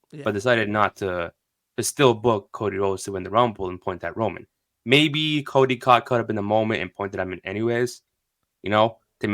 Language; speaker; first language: English; native; English